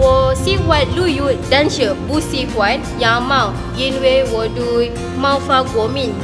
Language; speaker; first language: Chinese; non-native, learner; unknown